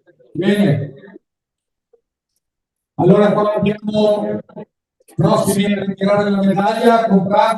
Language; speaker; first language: Italian; native; Italian